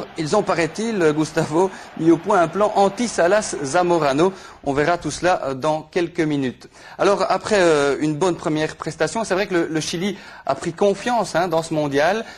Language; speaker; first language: French; native; French